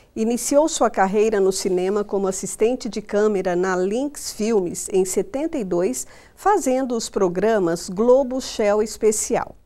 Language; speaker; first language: Portuguese; native; Portuguese